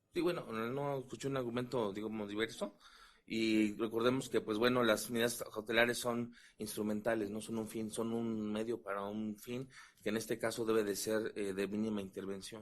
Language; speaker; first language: Spanish; native; Spanish